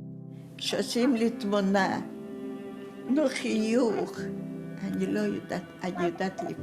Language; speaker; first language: Hebrew; non-native, fluent; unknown